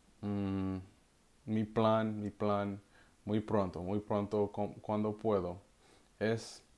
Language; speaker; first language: Spanish; non-native, learner; English